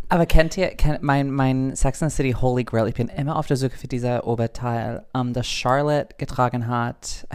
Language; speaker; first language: German; non-native, fluent; English